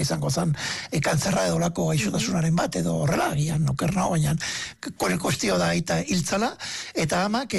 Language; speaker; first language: Basque; native; Basque